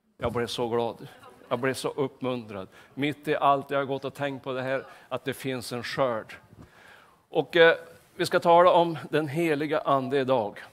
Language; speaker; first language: Swedish; native; Swedish